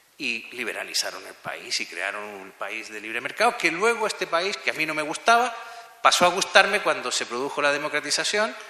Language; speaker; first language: Spanish; native; Spanish